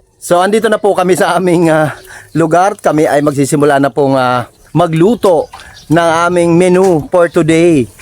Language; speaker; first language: Filipino; native; Filipino